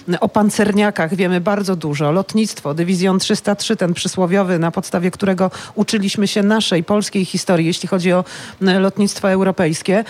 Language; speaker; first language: Polish; native; Polish